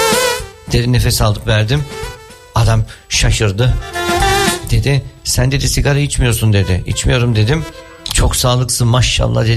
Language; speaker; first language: Turkish; native; Turkish